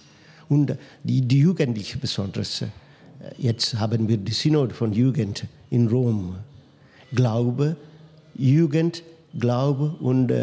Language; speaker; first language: German; non-native, fluent; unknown